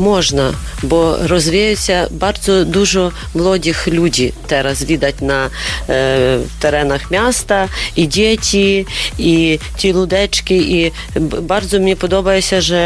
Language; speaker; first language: Polish; non-native, learner; Ukrainian